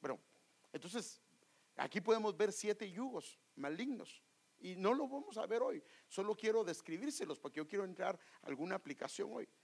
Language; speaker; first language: Spanish; native; Spanish